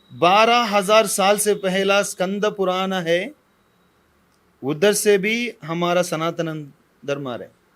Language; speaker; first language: Hindi; non-native, local second language; Tamil